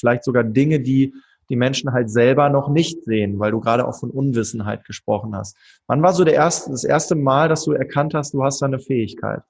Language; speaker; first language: German; native; German